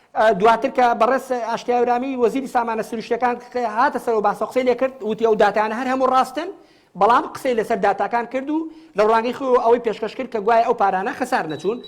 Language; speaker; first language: Central Kurdish; native; Central Kurdish